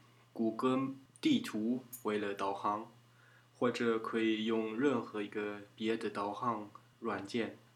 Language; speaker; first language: Chinese; non-native, fluent; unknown